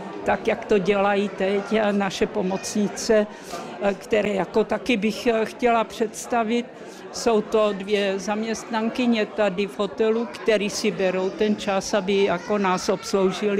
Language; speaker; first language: Czech; early bilingual, heritage; Czech